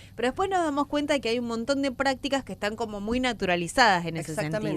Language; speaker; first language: Spanish; native; Spanish